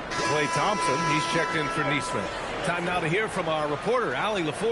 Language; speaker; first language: English; native; English